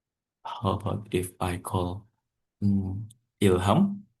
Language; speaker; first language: English; non-native, fluent; Indonesian